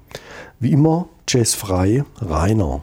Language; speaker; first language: German; native; German